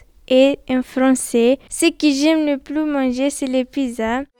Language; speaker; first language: French; non-native, learner; Romanian